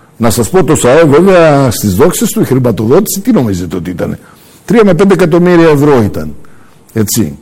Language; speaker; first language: Greek; early bilingual, heritage; Greek